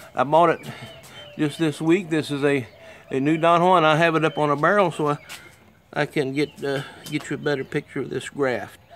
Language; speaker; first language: English; native; English